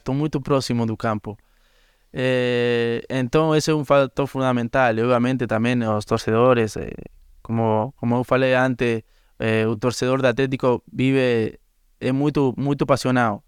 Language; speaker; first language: Portuguese; non-native, learner; Spanish